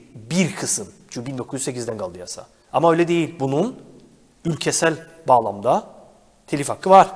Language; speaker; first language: Turkish; native; Turkish